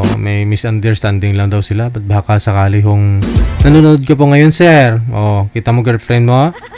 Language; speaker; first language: Filipino; native; Filipino